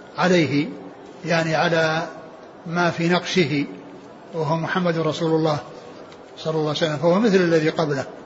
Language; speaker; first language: Arabic; native; Arabic